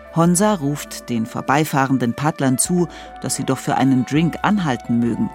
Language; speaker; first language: German; native; German